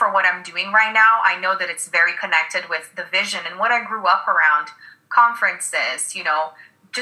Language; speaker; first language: English; non-native, fluent; Portuguese